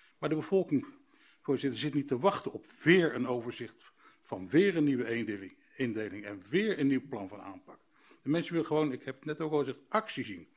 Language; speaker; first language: Dutch; native; Dutch